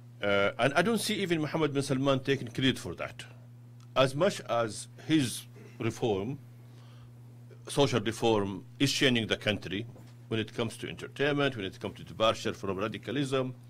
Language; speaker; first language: English; non-native, fluent; Arabic